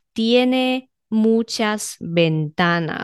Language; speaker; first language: Spanish; non-native, fluent; Chinese